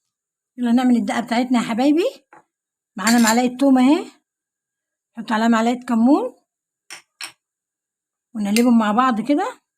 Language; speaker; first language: Arabic; native; Arabic